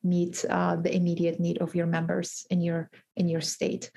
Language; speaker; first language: English; early bilingual, other home language; Kurdish